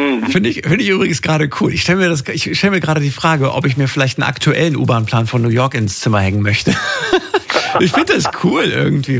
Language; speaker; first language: German; native; German